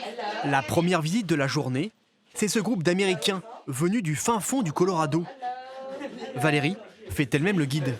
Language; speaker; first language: French; native; French